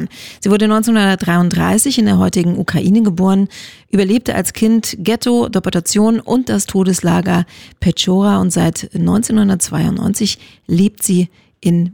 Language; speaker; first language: German; native; German